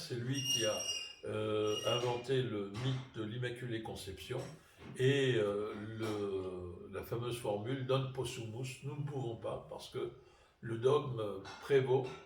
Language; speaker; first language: French; native; French